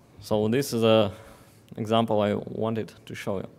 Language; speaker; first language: English; non-native, fluent; Russian